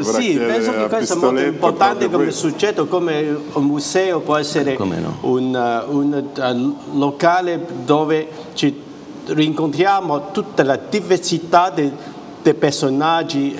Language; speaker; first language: Italian; non-native, fluent; Chinese